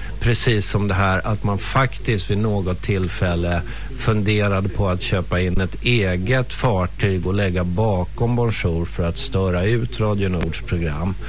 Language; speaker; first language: Swedish; native; Swedish